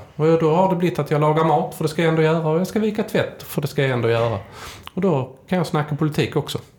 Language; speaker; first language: Swedish; native; Swedish